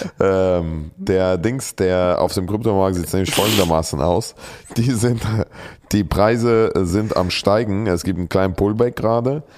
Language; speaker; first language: German; early bilingual, other home language; Russian